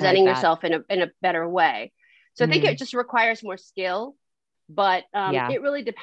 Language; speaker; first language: English; native; English